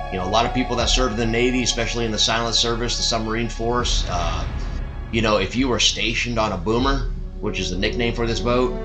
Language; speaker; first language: English; native; English